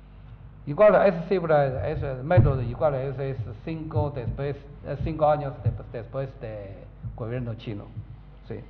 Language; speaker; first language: Spanish; non-native, learner; Chinese